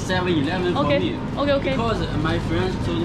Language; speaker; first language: English; non-native, learner; Chinese